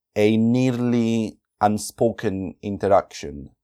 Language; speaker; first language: English; non-native, fluent; Italian